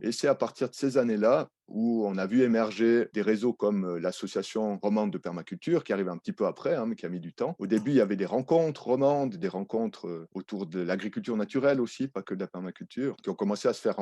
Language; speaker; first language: French; native; French